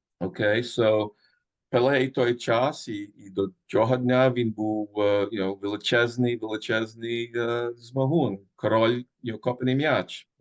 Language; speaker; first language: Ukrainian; early bilingual, heritage; Ukrainian